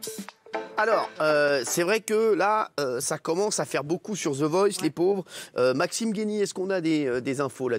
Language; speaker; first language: French; native; French